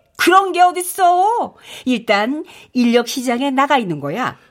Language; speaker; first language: Korean; native; Korean